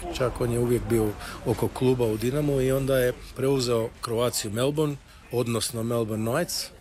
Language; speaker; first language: Croatian; early bilingual, heritage; Croatian